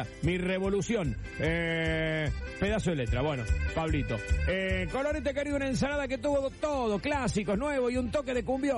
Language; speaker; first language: Spanish; native; Spanish